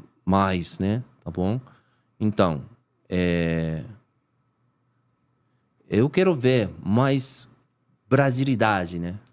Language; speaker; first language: Portuguese; non-native, learner; Japanese